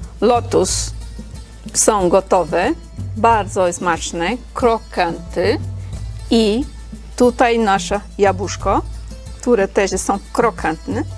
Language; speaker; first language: Polish; non-native, learner; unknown